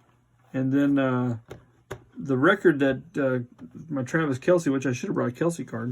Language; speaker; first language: English; native; English